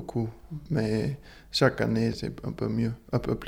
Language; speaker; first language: French; non-native, learner; Afrikaans